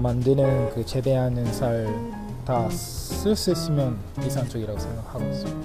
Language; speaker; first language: Korean; non-native, fluent; Japanese